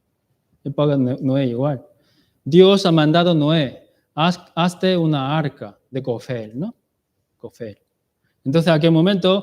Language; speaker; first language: Spanish; non-native, learner; Chinese